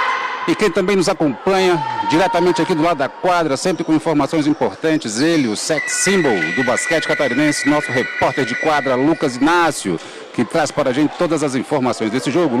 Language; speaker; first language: Portuguese; native; Portuguese